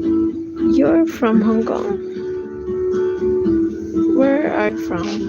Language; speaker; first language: English; non-native, local second language; Filipino